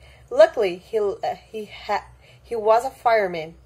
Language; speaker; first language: English; non-native, fluent; Portuguese